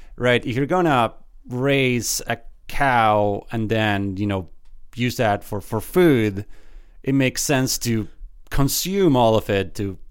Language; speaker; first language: English; early bilingual, other home language; Spanish